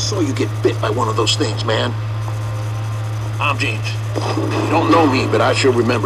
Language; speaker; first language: English; native; English